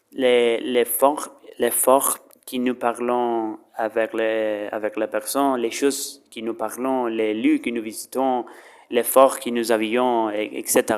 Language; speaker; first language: French; non-native, learner; Spanish